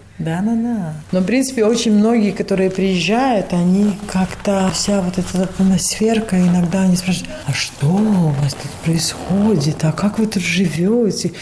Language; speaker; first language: Russian; non-native, local second language; Latvian